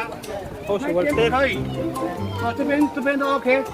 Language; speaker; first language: Chinese; non-native, fluent; Filipino